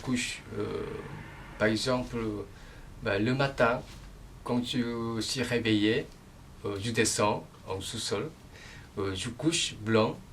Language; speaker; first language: French; non-native, learner; Korean